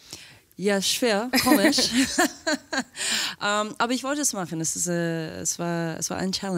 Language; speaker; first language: German; non-native, fluent; English